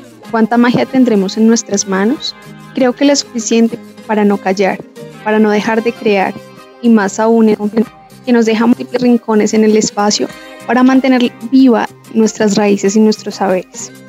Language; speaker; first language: Spanish; native; Spanish